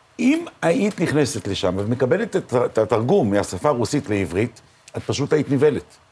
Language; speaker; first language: Hebrew; native; Hebrew